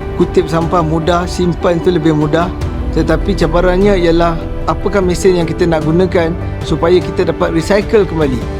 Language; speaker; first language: Malay; native; Malay